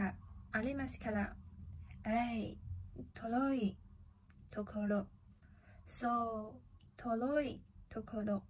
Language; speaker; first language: Japanese; non-native, learner; Chinese